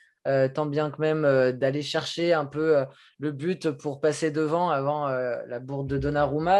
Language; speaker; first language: French; native; French